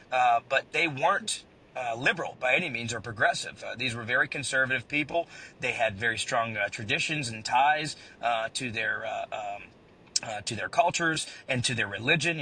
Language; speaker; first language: English; native; English